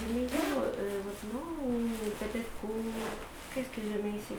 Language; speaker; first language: French; non-native, fluent; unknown